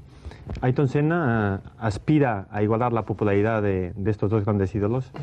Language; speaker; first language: Spanish; native; Spanish